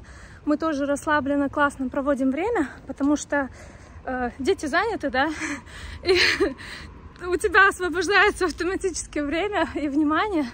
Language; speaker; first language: Russian; native; Russian